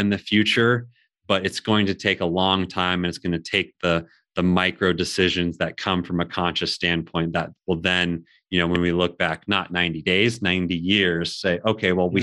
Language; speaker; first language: English; native; English